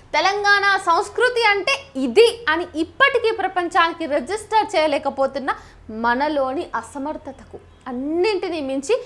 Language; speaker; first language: Telugu; native; Telugu